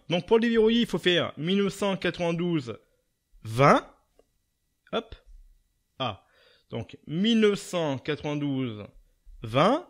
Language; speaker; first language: French; native; French